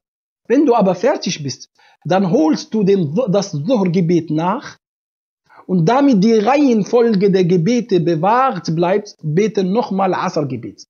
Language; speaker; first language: German; non-native, fluent; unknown